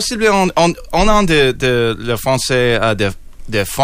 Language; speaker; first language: French; non-native, learner; English